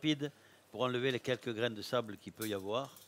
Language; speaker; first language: French; native; French